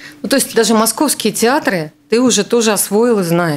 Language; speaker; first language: Russian; native; Russian